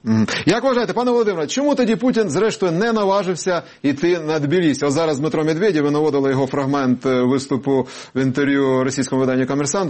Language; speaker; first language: Ukrainian; native; Ukrainian